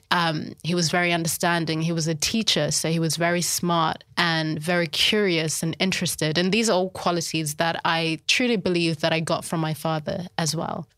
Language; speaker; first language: English; early bilingual, other home language; Shona